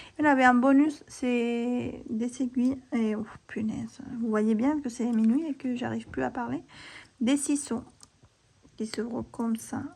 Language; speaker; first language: French; non-native, fluent; Spanish